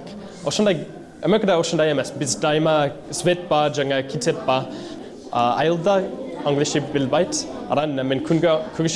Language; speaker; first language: Kyrgyz; non-native, learner; English